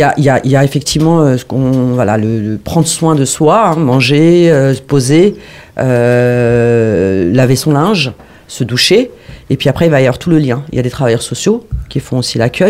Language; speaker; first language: French; native; French